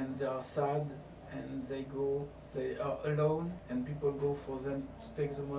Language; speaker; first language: English; non-native, fluent; French